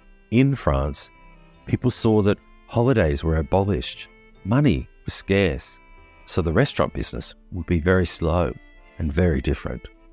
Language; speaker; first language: English; native; English